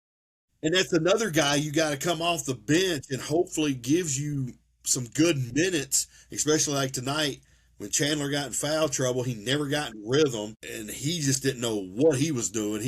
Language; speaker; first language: English; native; English